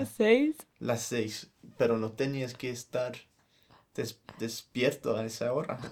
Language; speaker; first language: Spanish; non-native, fluent; English